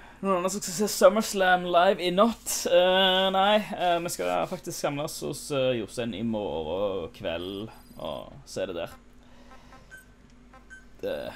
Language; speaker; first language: Norwegian; native; Norwegian